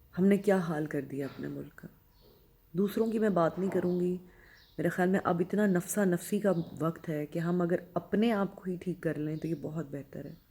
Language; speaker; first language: Urdu; native; Urdu